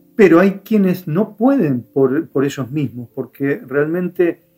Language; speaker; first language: Spanish; native; Spanish